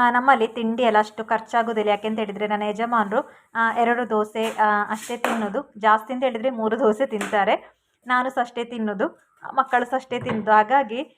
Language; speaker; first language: Kannada; non-native, local second language; Tulu